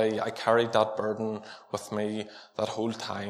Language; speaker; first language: English; native; English